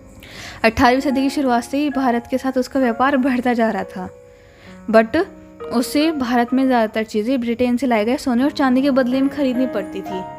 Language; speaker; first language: Hindi; native; Hindi